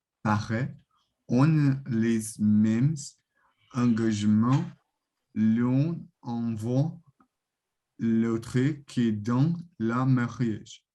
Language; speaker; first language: French; non-native, learner; Portuguese